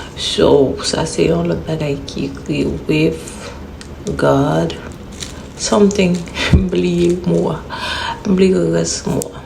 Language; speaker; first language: French; non-native, learner; Haitian Creole